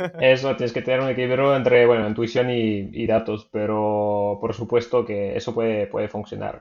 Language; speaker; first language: Spanish; non-native, fluent; French